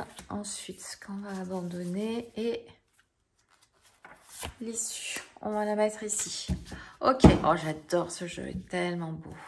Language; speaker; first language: French; native; French